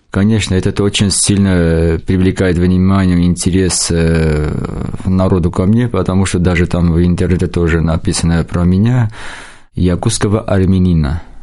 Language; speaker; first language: Russian; non-native, local second language; Armenian